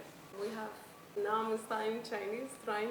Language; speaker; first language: English; non-native, fluent; Spanish